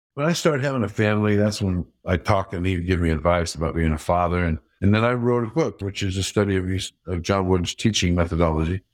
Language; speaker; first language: English; early bilingual, other home language; Dutch